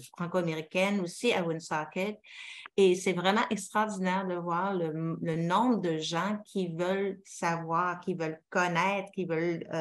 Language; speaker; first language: French; native; French